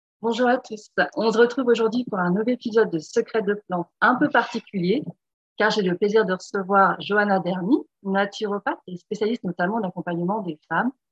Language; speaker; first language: French; native; French